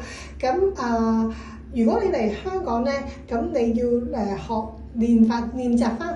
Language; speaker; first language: Cantonese; native; Cantonese